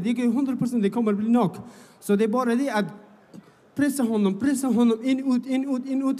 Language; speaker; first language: Swedish; non-native, fluent; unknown